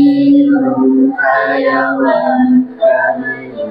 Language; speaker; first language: Arabic; non-native, learner; Malay